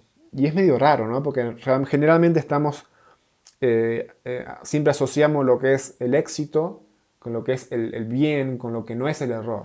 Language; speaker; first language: Spanish; native; Spanish